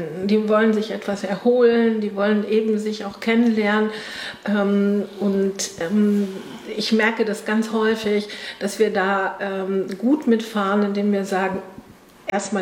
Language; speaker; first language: German; native; German